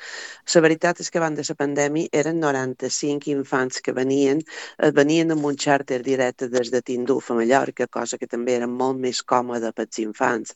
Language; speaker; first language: Catalan; native; Catalan